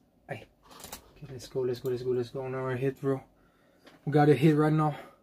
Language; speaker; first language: French; native; French